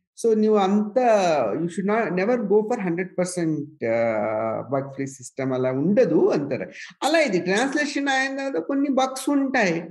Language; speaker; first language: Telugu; non-native, local second language; Kannada